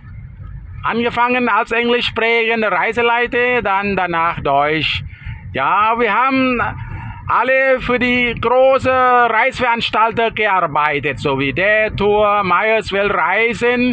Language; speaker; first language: German; non-native, fluent; Thai